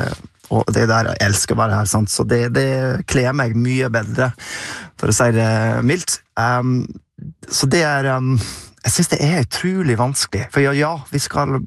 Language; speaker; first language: Norwegian; non-native, fluent; English